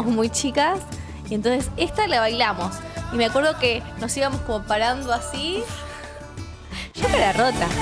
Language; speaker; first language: Spanish; native; Spanish